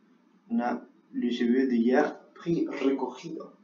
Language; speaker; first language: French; non-native, fluent; Spanish